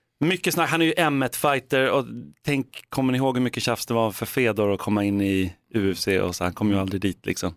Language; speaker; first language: Swedish; native; Swedish